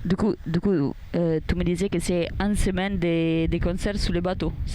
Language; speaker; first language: French; non-native, learner; Italian